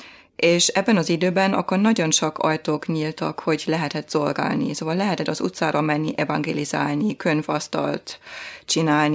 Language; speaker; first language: Hungarian; non-native, fluent; German